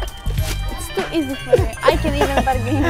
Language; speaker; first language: English; non-native, fluent; Polish